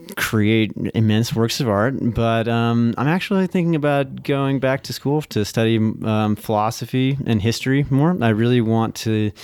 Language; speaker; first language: English; native; English